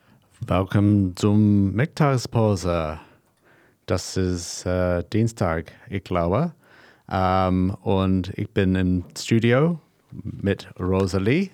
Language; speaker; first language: German; non-native, learner; English